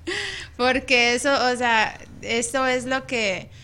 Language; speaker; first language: Spanish; native; Spanish